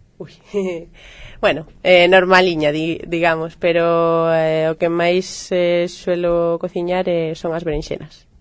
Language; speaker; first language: Galician; native; Galician